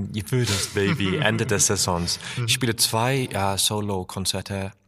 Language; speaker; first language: German; non-native, learner; Icelandic